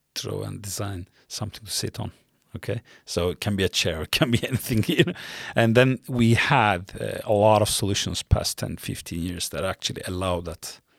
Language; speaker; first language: English; non-native, fluent; Turkish